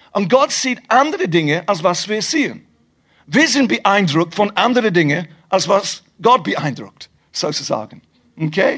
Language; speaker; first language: German; non-native, fluent; English